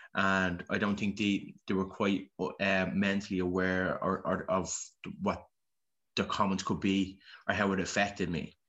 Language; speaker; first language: English; native; English